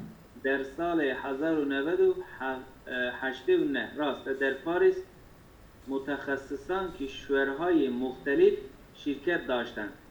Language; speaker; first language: Persian; non-native, learner; Turkish